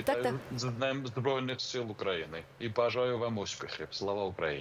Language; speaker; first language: Ukrainian; non-native, fluent; Georgian